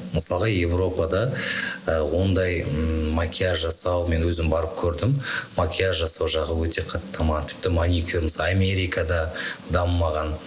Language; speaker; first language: Kazakh; native; Kazakh